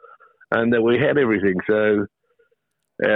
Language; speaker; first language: English; native; English